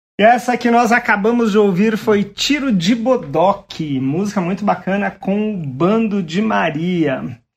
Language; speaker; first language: Portuguese; native; Portuguese